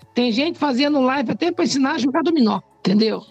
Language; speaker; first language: Portuguese; native; Portuguese